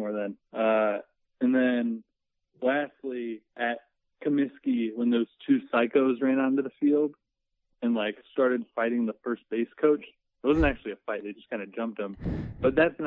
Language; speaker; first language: English; native; English